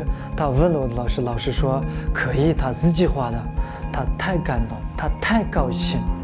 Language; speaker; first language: Chinese; non-native, local second language; Uyghur